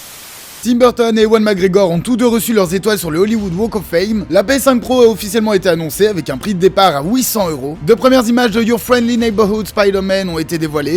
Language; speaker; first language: French; native; French